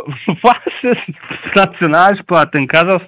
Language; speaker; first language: German; non-native, fluent; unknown